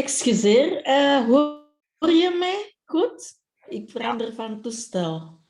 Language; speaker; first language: Dutch; non-native, fluent; Indonesian